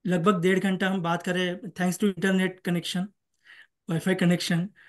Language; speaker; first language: Hindi; non-native, local second language; Marathi